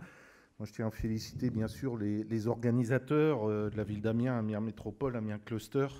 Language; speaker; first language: French; native; French